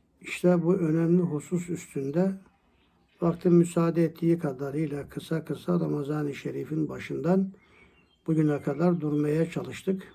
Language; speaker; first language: Turkish; native; Turkish